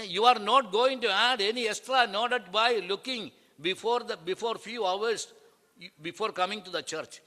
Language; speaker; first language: English; non-native, local second language; Malayalam